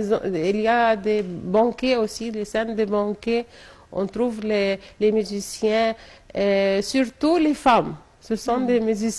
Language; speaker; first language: French; non-native, fluent; Arabic